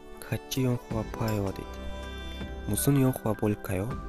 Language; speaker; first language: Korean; non-native, fluent; Kyrgyz